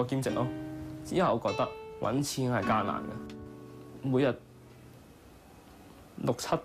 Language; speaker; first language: Chinese; non-native, local second language; Cantonese